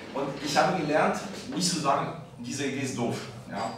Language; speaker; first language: German; non-native, fluent; French